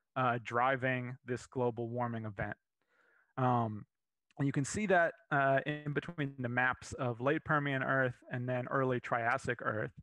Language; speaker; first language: English; native; English